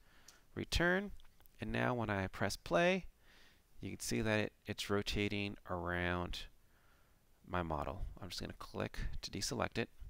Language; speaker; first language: English; native; English